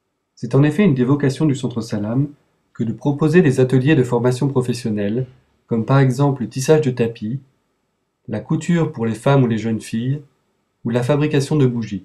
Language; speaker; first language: French; native; French